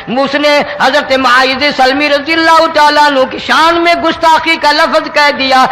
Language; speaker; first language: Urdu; non-native, local second language; Saraiki